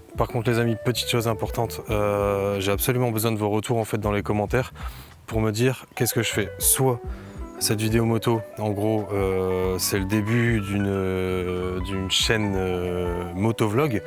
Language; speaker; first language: French; native; French